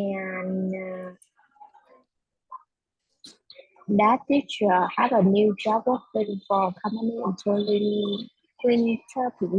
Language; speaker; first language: English; non-native, learner; Vietnamese